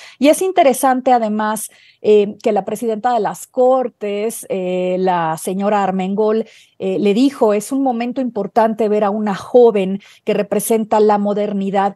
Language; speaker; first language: Spanish; native; Spanish